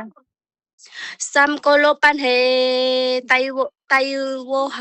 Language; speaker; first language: Chinese; non-native, learner; Indonesian